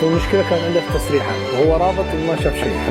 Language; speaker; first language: Arabic; native; Arabic